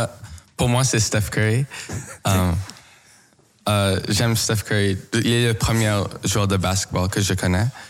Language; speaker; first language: French; non-native, local second language; English